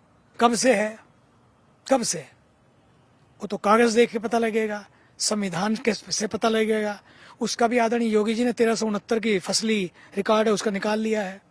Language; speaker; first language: Hindi; native; Hindi